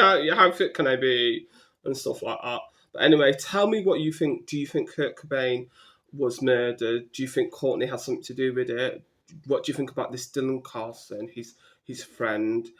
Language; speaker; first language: English; native; English